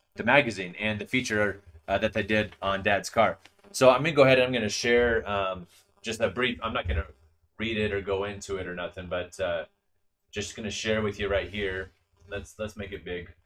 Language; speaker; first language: English; native; English